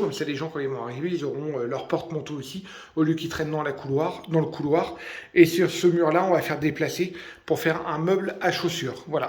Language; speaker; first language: French; native; French